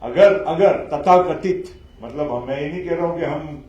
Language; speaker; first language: Hindi; non-native, local second language; Marathi